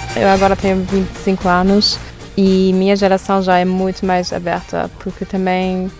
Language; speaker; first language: Portuguese; non-native, fluent; German